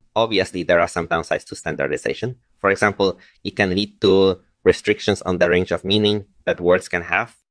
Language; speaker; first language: English; non-native, fluent; Polish